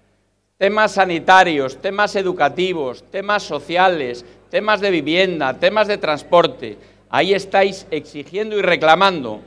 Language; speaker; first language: Spanish; native; Spanish